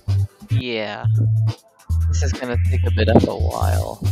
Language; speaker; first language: English; native; English